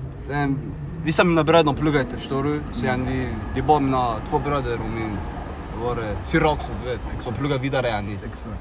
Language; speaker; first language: Swedish; early bilingual, other home language; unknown